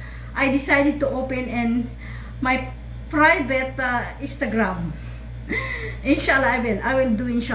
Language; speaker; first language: English; non-native, local second language; Filipino